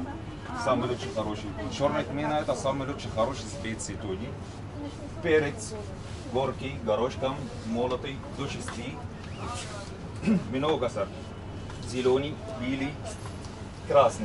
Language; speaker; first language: Russian; non-native, learner; Arabic